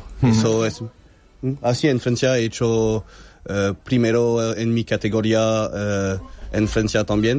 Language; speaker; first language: Spanish; non-native, fluent; French